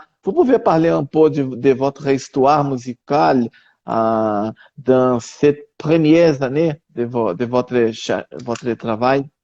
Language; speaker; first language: French; non-native, learner; Portuguese